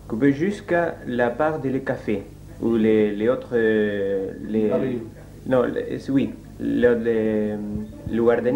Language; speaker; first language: French; non-native, learner; Spanish